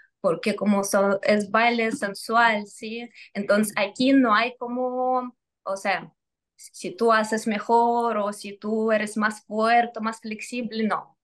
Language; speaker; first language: Spanish; non-native, fluent; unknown